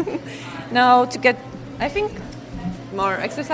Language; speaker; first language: English; non-native, fluent; Slovak